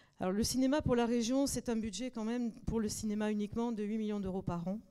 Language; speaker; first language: French; native; French